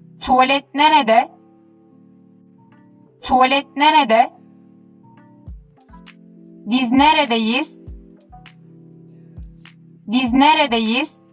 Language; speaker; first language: Turkish; non-native, fluent; Uzbek